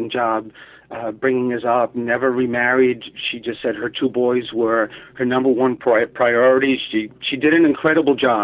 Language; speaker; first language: English; native; English